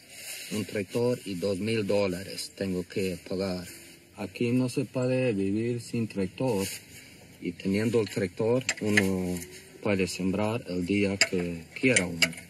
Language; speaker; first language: Spanish; non-native, local second language; Plautdietsch